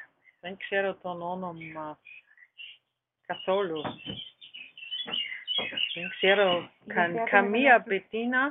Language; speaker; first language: Greek; non-native, learner; German